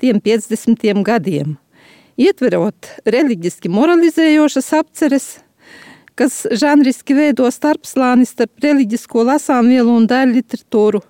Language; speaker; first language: Latvian; native; Latvian